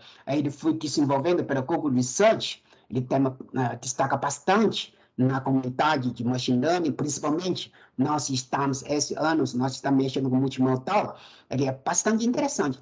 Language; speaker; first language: Portuguese; non-native, fluent; Chinese